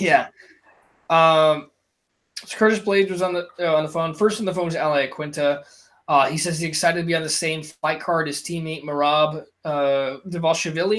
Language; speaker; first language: English; native; English